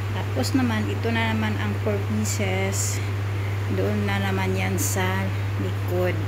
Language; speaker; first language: Filipino; non-native, local second language; Cebuano